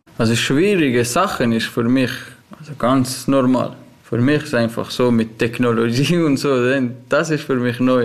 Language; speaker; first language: German; non-native, learner; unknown